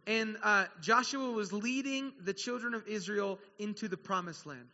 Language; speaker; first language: English; native; English